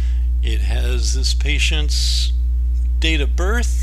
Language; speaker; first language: English; native; English